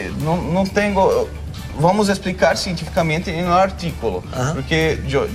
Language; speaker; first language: Spanish; non-native, learner; Portuguese